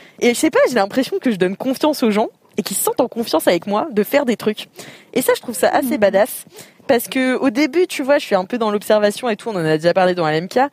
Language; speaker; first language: French; native; French